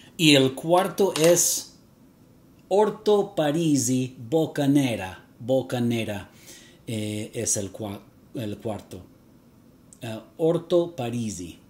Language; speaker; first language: Spanish; native; Spanish